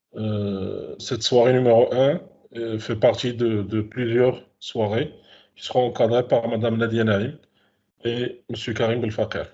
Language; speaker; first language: French; non-native, local second language; Arabic